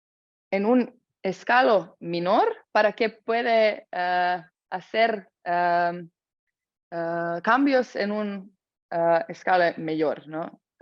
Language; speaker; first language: Spanish; non-native, fluent; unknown